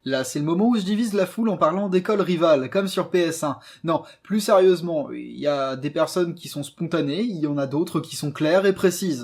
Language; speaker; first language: French; native; French